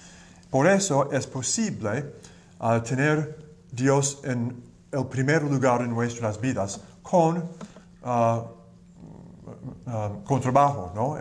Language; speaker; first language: Spanish; non-native, learner; English